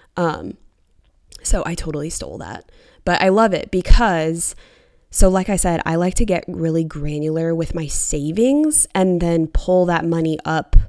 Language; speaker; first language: English; native; English